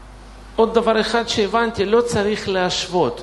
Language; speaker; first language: Hebrew; non-native, fluent; Russian